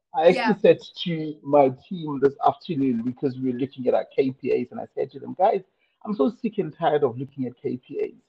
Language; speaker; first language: English; non-native, local second language; Tswana